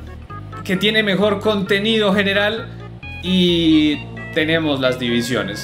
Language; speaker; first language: Spanish; native; Spanish